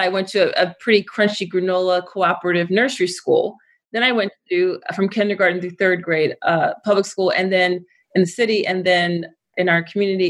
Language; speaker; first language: English; native; English